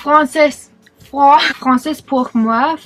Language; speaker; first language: French; non-native, learner; English